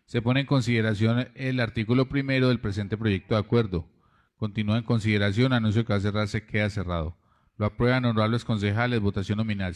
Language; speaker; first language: Spanish; native; Spanish